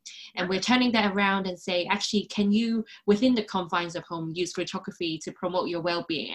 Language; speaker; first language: English; non-native, local second language; Cantonese